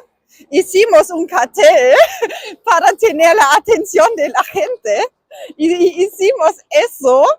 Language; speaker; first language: Spanish; non-native, learner; German